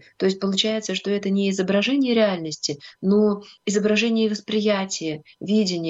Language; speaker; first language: Russian; native; Russian